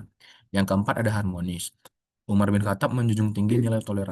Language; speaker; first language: Indonesian; native; Indonesian